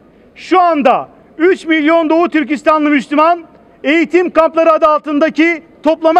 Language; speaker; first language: Turkish; native; Turkish